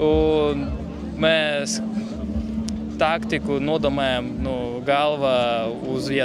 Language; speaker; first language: Latvian; non-native, local second language; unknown